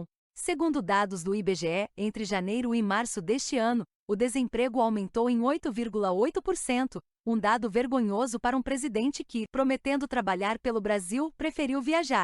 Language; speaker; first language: Portuguese; native; Portuguese